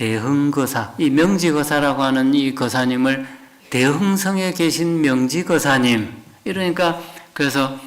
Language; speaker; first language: Korean; native; Korean